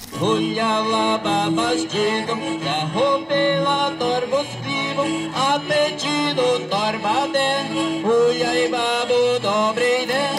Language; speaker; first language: Ukrainian; native; Ukrainian